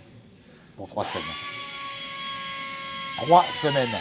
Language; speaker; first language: French; native; French